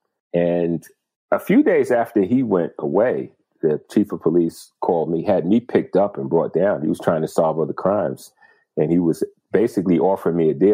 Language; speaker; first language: English; native; English